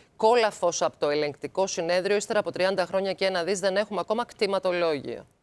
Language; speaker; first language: Greek; native; Greek